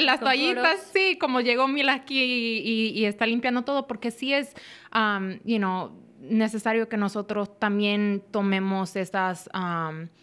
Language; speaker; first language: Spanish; early bilingual, heritage; Spanish